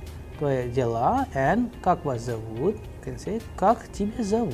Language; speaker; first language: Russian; non-native, fluent; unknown